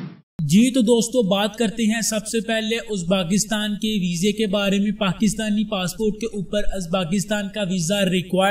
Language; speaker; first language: Hindi; non-native, local second language; Punjabi